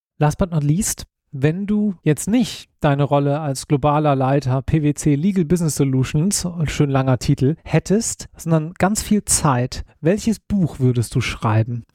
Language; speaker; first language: German; native; German